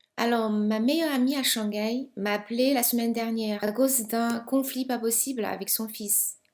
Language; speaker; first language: French; non-native, fluent; Chinese